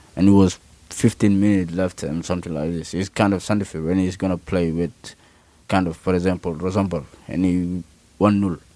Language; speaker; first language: English; non-native, learner; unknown